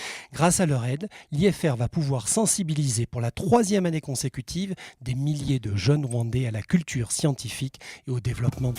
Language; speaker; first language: French; native; French